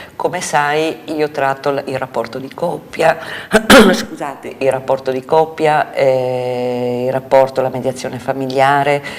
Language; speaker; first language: Italian; native; Italian